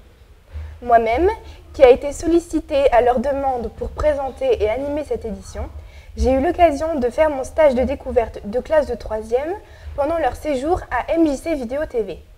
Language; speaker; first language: French; native; French